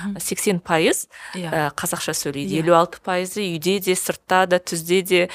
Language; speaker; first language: Kazakh; native; Kazakh